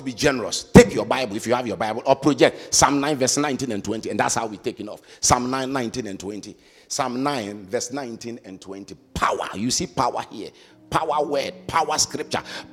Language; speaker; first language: English; non-native, local second language; Akan